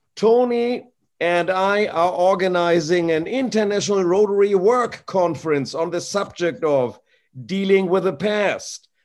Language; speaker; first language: English; non-native, fluent; German